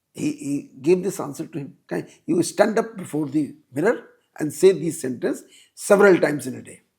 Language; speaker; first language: English; non-native, local second language; Hindi